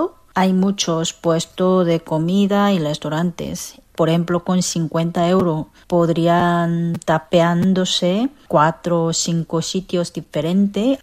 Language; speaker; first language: Spanish; non-native, fluent; Korean